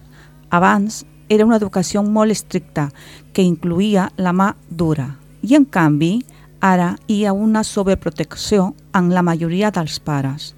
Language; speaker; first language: Catalan; non-native, learner; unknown